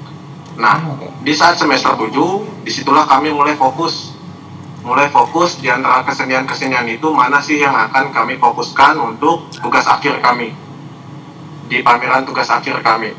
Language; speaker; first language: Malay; non-native, local second language; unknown